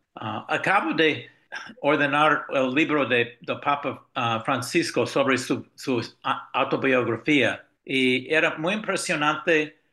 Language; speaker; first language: Spanish; non-native, fluent; English